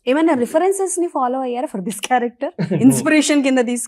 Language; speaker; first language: Telugu; native; Telugu